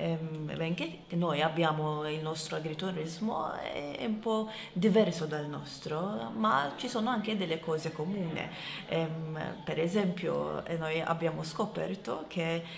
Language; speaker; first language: Italian; non-native, fluent; Maltese